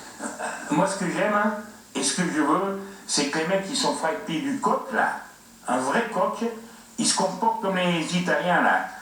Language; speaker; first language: French; native; French